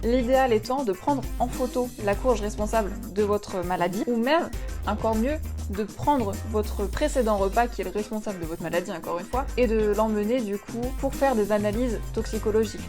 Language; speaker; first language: French; native; French